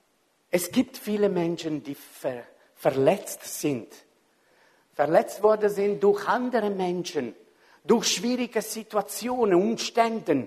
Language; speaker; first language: German; non-native, fluent; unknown